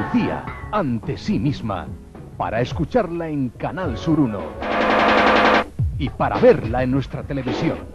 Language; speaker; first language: Spanish; native; Spanish